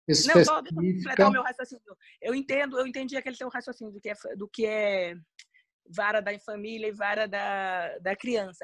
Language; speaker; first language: Portuguese; native; Portuguese